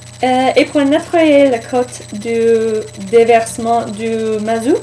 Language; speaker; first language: French; non-native, learner; English